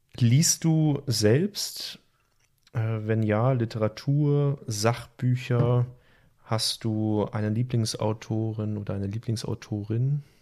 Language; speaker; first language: German; native; German